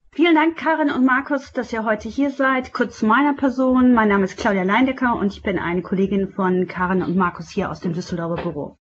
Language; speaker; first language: German; native; German